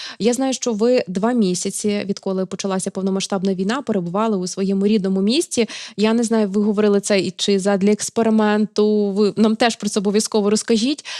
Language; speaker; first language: Ukrainian; native; Ukrainian